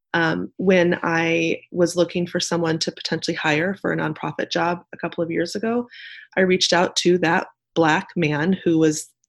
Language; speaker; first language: English; native; English